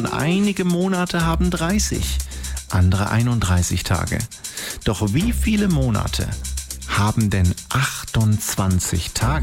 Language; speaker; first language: German; native; German